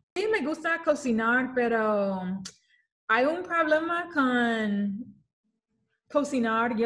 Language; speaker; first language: Spanish; non-native, learner; English